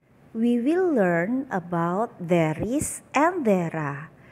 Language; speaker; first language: English; non-native, fluent; Indonesian